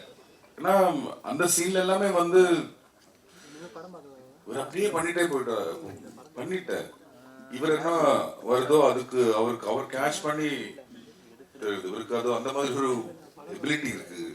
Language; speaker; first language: Tamil; non-native, learner; Malayalam